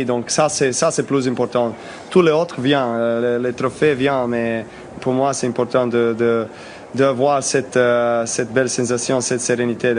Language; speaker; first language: French; non-native, learner; Serbian